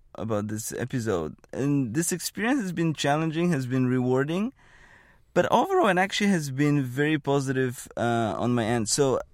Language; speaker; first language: English; non-native, fluent; Bulgarian